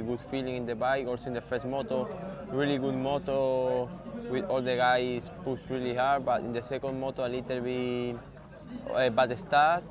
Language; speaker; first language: English; non-native, learner; Spanish